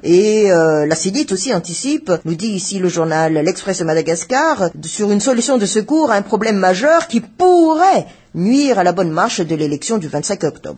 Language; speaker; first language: French; non-native, local second language; Malagasy